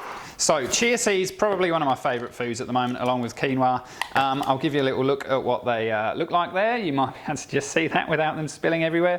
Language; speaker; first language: English; native; English